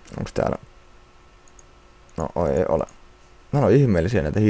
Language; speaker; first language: Finnish; native; Finnish